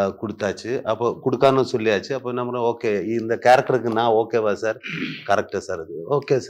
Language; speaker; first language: Tamil; non-native, learner; Malayalam